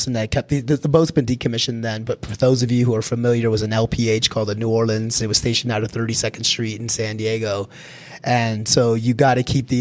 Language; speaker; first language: English; early bilingual, other home language; Spanish